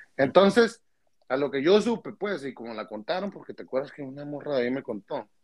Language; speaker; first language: Spanish; early bilingual, heritage; Spanish